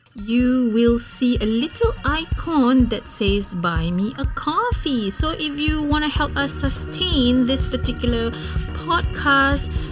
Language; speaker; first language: English; non-native, local second language; Malay